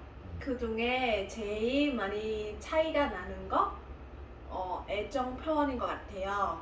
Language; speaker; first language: Korean; non-native, fluent; Vietnamese